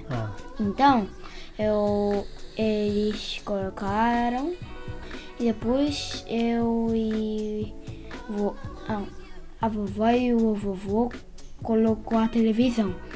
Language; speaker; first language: Portuguese; early bilingual, heritage; Portuguese